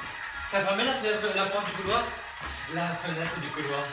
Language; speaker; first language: French; native; French